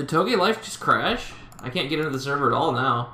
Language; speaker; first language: English; native; English